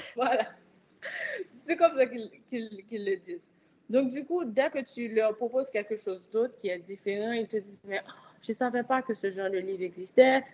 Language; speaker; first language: French; native; French